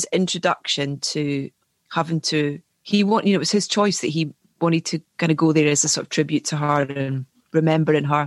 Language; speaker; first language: English; native; English